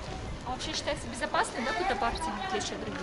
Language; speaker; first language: Russian; native; Russian